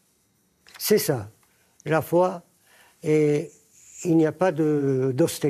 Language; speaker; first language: French; non-native, fluent; Japanese